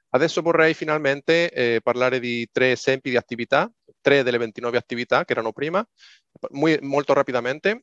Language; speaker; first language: Italian; non-native, fluent; Spanish